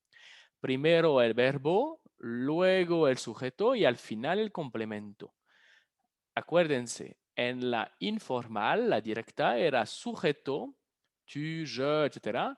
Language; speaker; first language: Spanish; non-native, fluent; French